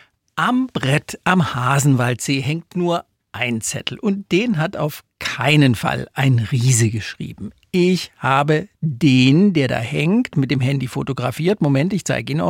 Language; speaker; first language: German; native; German